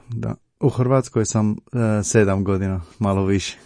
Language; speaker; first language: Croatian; non-native, learner; Arabic